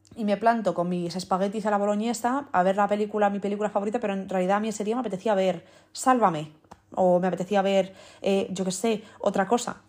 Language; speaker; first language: Spanish; early bilingual, other home language; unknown